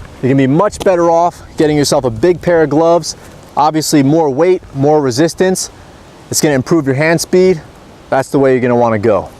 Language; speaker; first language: English; native; English